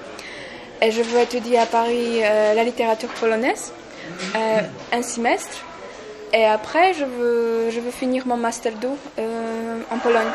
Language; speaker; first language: French; non-native, fluent; Polish